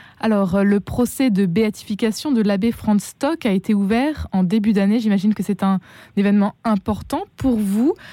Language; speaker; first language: French; native; French